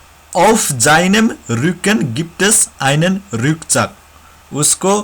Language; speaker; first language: German; non-native, learner; Nepali